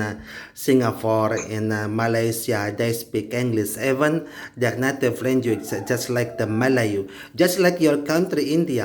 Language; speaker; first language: English; non-native, learner; Indonesian